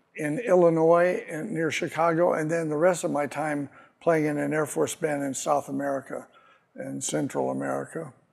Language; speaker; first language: English; native; English